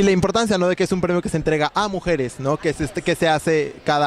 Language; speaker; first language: Spanish; native; Spanish